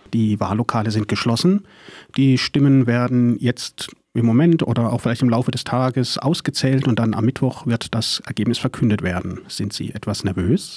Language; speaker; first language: German; native; German